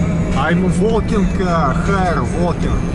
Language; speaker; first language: English; non-native, learner; Russian